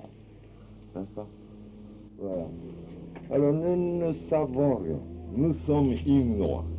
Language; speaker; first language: French; non-native, fluent; Japanese